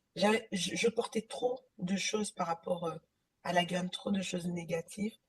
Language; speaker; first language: French; early bilingual, other home language; Haitian Creole